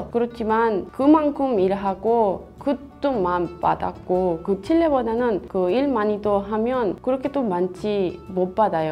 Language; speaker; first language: Korean; non-native, learner; Spanish